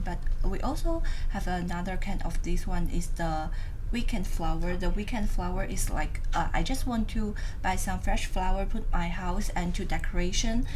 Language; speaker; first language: English; non-native, learner; Chinese